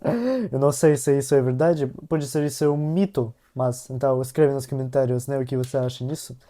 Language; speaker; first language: Portuguese; non-native, learner; Russian